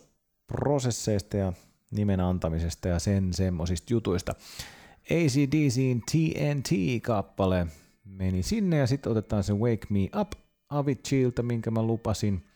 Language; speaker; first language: Finnish; native; Finnish